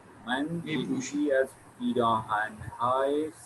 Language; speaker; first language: Persian; non-native, fluent; Urdu